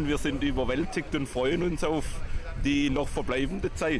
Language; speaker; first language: German; native; German